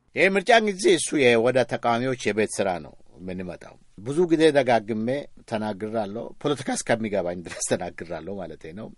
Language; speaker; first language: Amharic; non-native, local second language; Oromo